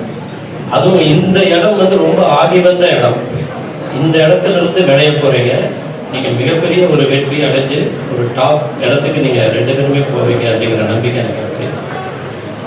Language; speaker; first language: Tamil; native; Tamil